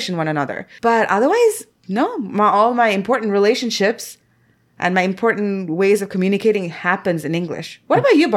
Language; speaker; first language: English; non-native, local second language; Tamil